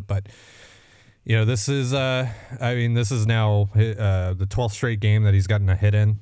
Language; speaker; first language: English; native; English